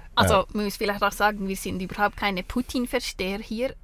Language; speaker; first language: German; native; German